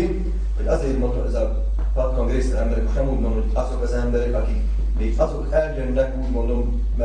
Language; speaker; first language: Hungarian; non-native, local second language; Slovak